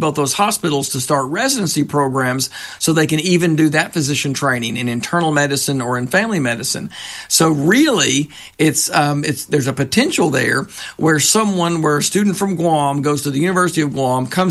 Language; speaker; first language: English; native; English